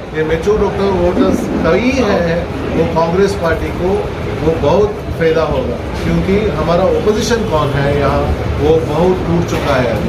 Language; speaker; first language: Hindi; non-native, local second language; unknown